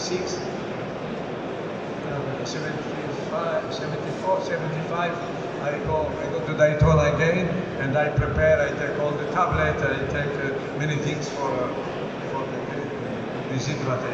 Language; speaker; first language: English; non-native, learner; Italian